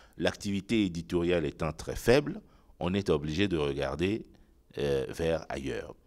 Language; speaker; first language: French; non-native, local second language; Ewe